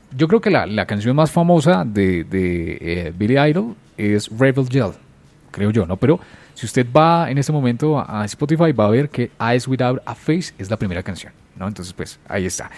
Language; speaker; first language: Spanish; native; Spanish